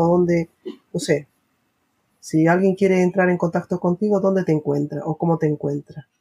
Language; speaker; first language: Spanish; native; Spanish